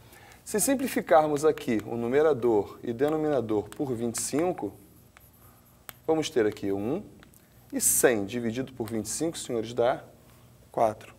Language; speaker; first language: Portuguese; native; Portuguese